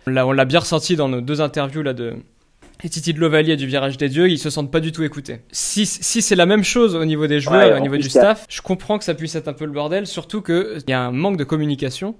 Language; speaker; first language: French; native; French